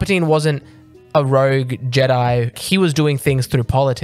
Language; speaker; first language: English; native; English